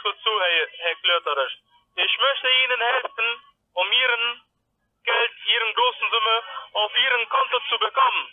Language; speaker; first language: German; non-native, learner; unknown